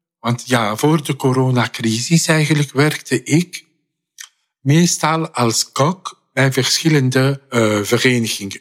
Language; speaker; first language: Dutch; non-native, fluent; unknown